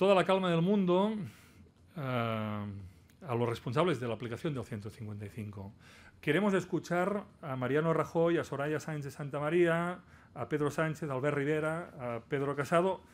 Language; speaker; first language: Spanish; non-native, local second language; Catalan